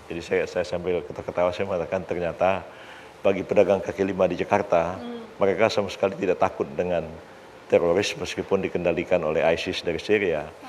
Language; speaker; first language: Indonesian; native; Indonesian